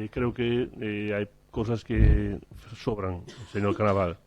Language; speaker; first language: Spanish; non-native, local second language; Galician